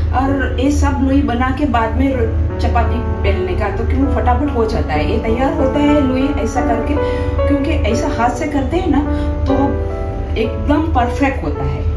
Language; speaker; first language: Hindi; non-native, local second language; Gujarati